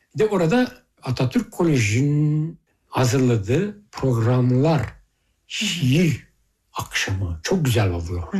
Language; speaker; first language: Turkish; early bilingual, heritage; Turkish